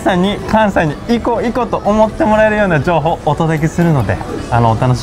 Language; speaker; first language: Japanese; native; Japanese